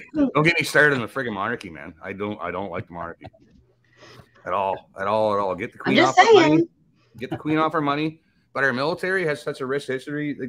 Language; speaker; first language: English; native; English